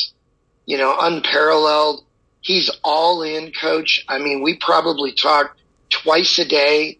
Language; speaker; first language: English; native; English